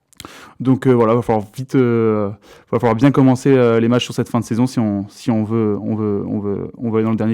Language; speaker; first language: French; native; French